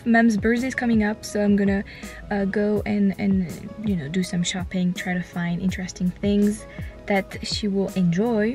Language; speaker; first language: English; non-native, fluent; French